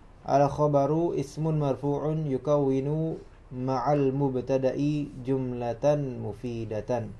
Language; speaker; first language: Arabic; non-native, fluent; Indonesian